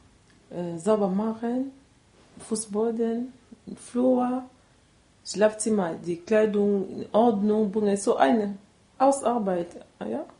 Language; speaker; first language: German; non-native, learner; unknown